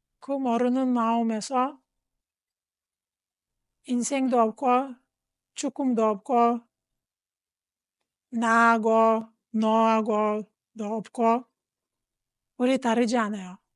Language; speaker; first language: Korean; non-native, fluent; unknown